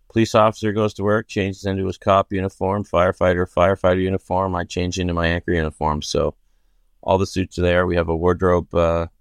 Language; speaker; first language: English; native; English